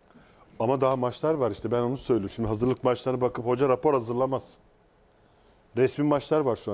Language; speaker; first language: Turkish; native; Turkish